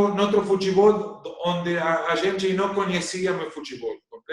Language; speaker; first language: Portuguese; non-native, learner; Spanish